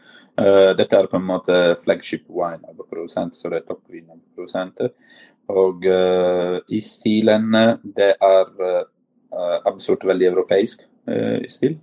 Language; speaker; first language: Norwegian; non-native, fluent; Italian